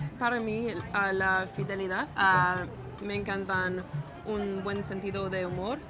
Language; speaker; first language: Spanish; non-native, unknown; English